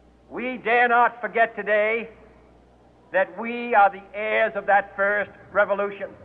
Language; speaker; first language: English; native; English